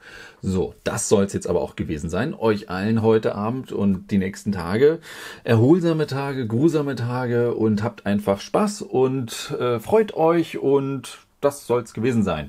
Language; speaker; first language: German; native; German